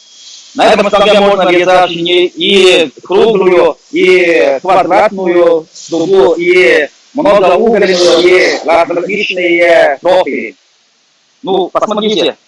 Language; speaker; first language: Russian; non-native, fluent; Chinese